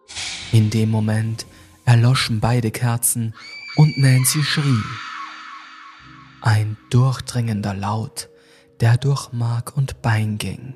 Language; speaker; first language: German; native; German